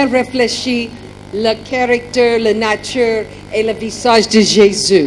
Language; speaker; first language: French; non-native, learner; German